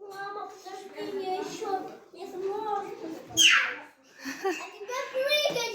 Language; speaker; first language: Russian; early bilingual, other home language; Tajik